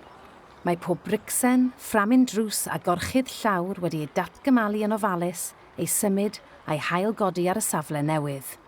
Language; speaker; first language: Welsh; native; Welsh